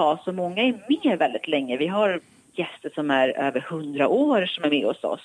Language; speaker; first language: Swedish; native; Swedish